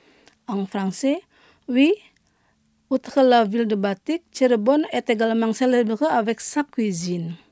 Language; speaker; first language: French; non-native, fluent; Indonesian